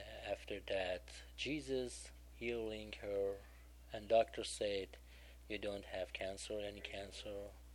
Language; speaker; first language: English; non-native, learner; Persian